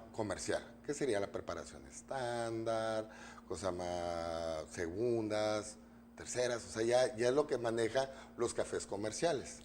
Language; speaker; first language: Spanish; native; Spanish